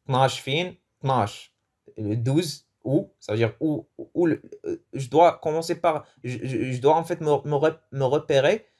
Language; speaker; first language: French; non-native, local second language; Arabic